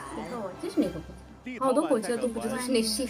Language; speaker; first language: Chinese; non-native, fluent; Urdu